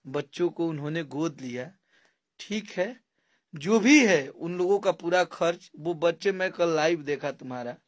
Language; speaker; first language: Hindi; native; Hindi